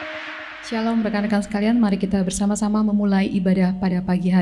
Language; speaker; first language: Indonesian; native; Indonesian